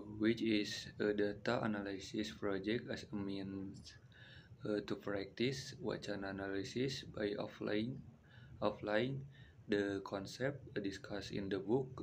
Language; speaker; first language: English; non-native, fluent; Indonesian